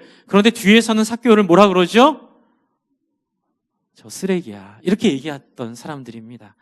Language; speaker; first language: Korean; native; Korean